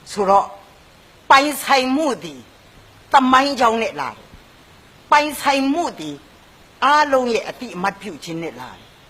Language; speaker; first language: Burmese; non-native, local second language; Kachin